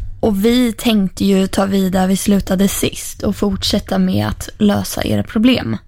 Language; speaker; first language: Swedish; native; Swedish